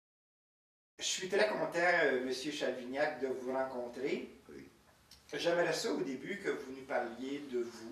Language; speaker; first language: French; native; French